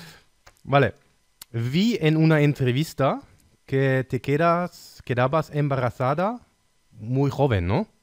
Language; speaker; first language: Spanish; non-native, fluent; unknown